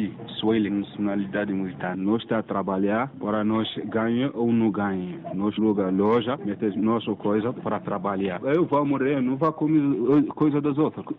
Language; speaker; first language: Portuguese; non-native, learner; Arabic